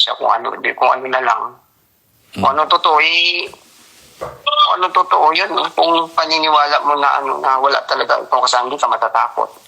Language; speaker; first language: Filipino; non-native, local second language; Hiligaynon